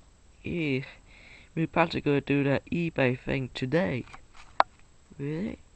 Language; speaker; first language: English; native; English